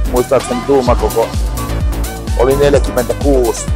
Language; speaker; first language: Finnish; native; Finnish